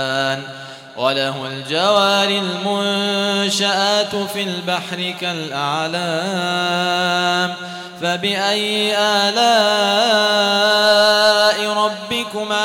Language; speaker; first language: Arabic; native; Arabic